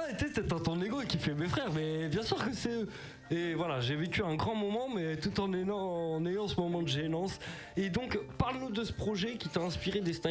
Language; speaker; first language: French; native; French